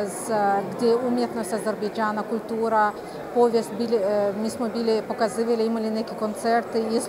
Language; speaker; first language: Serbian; non-native, fluent; Azerbaijani